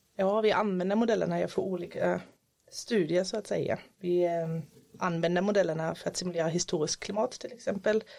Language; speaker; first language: Swedish; non-native, fluent; German